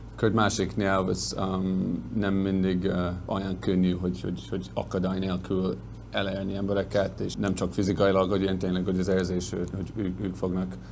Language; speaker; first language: Hungarian; non-native, learner; English